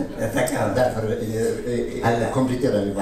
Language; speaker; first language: Swedish; non-native, fluent; Arabic